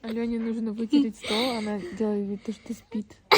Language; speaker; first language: Russian; native; Russian